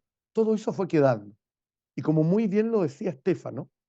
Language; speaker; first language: Spanish; native; Spanish